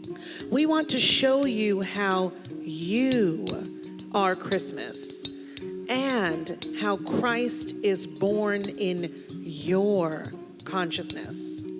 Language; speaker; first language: English; native; English